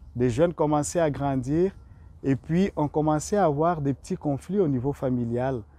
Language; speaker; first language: French; non-native, local second language; Rundi